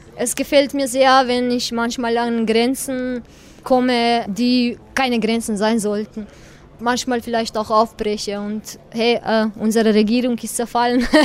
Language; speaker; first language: German; non-native, fluent; Albanian